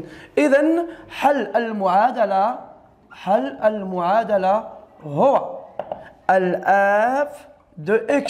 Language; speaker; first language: Arabic; native; Arabic